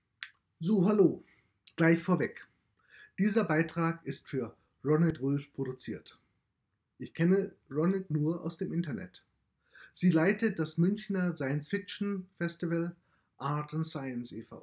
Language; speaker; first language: German; native; German